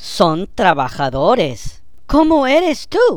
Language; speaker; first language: Spanish; non-native, learner; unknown